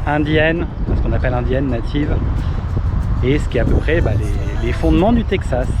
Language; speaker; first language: French; native; French